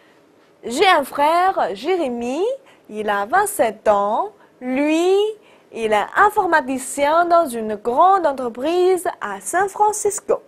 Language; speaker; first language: French; non-native, fluent; Chinese